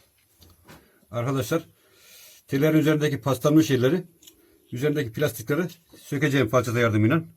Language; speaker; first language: Turkish; native; Turkish